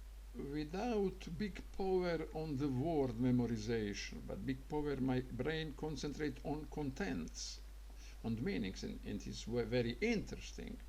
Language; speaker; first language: English; non-native, learner; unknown